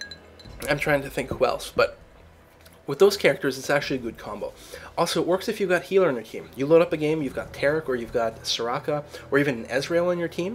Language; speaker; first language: English; native; English